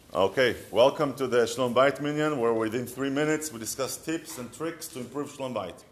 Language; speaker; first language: English; non-native, fluent; Hebrew